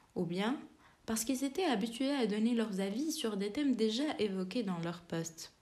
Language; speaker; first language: French; non-native, local second language; Arabic